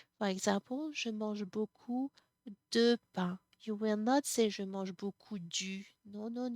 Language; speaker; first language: French; non-native, fluent; English